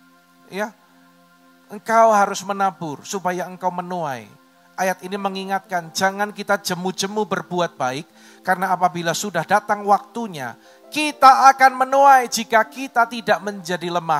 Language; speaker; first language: Indonesian; native; Indonesian